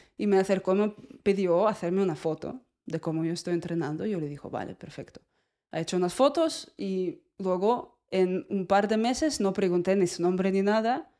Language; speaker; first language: Spanish; non-native, fluent; Russian